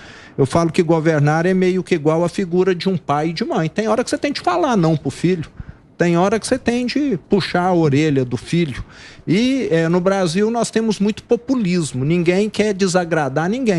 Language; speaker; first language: Portuguese; native; Portuguese